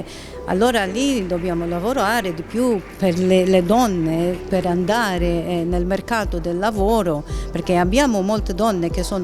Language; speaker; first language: Italian; non-native, fluent; Maltese